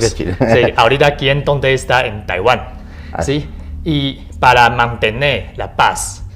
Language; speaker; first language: Spanish; non-native, learner; Chinese